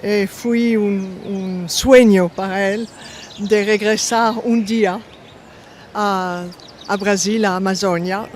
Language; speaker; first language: Spanish; non-native, fluent; French